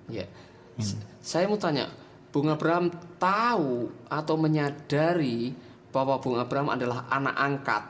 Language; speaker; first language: Indonesian; native; Indonesian